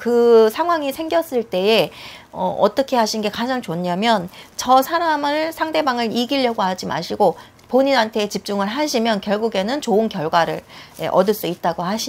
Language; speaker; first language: Korean; native; Korean